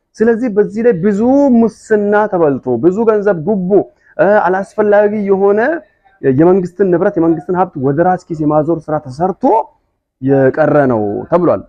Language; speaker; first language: Amharic; non-native, local second language; Hadiyya